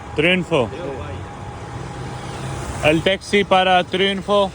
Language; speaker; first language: Spanish; non-native, learner; Hindi